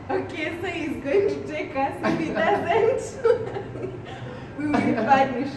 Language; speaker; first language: English; non-native, local second language; Swahili